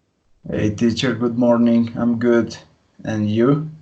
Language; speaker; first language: English; non-native, learner; Spanish